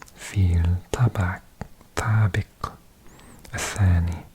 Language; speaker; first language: Arabic; non-native, learner; English